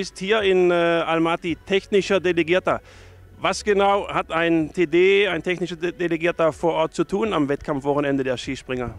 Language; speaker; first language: German; native; German